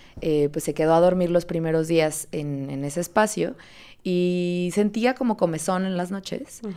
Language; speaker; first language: Spanish; native; Spanish